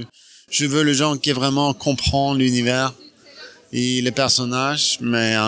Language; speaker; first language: French; non-native, fluent; Norwegian